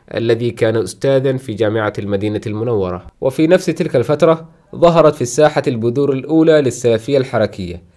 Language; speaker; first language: Arabic; non-native, local second language; Somali